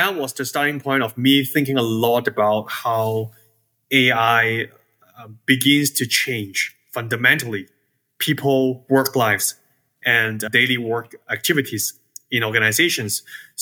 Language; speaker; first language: English; non-native, local second language; Cantonese